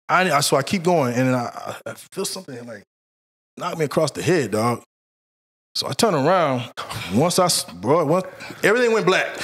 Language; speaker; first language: English; native; English